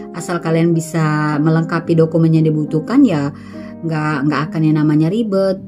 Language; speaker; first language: Indonesian; native; Indonesian